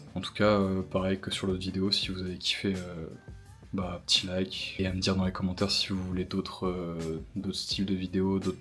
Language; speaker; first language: French; native; French